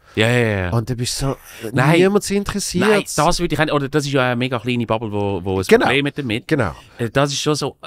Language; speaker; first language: German; native; German